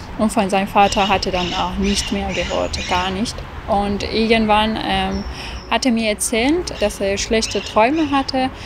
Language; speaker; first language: German; non-native, fluent; Persian